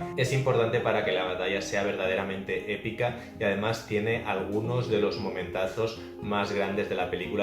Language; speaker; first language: Spanish; native; Spanish